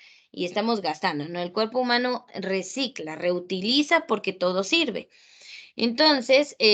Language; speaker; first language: Spanish; native; Spanish